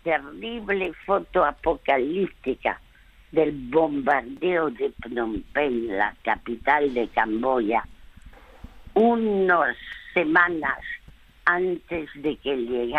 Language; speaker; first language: Spanish; early bilingual, other home language; French